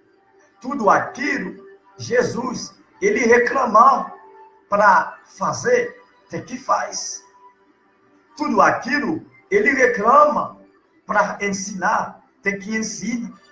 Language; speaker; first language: Portuguese; non-native, learner; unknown